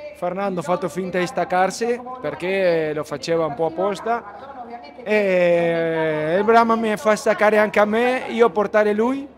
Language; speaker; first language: Italian; non-native, fluent; Spanish